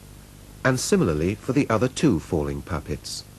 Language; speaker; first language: English; native; English